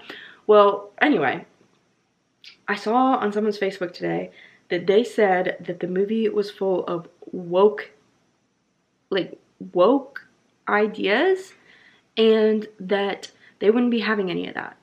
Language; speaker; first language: English; native; English